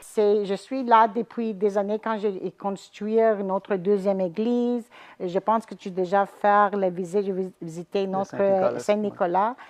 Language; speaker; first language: French; non-native, fluent; Greek